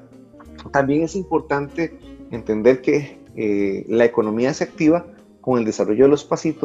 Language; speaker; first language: Spanish; native; Spanish